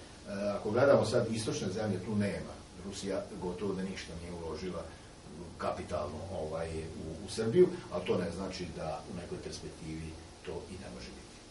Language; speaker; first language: Serbian; native; Serbian